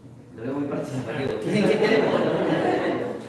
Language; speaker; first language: Spanish; native; Spanish